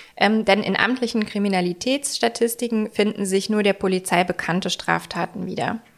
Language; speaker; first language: German; native; German